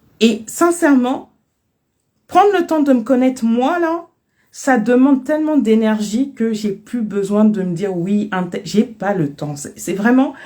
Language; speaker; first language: French; native; French